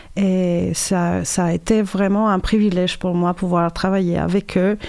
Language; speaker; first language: French; non-native, fluent; Spanish